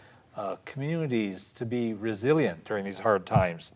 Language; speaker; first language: English; native; English